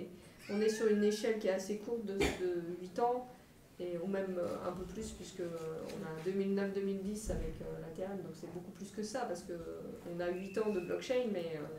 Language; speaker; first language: French; native; French